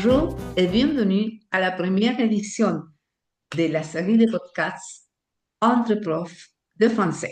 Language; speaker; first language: French; non-native, fluent; Spanish